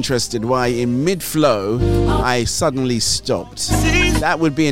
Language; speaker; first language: English; non-native, local second language; Yoruba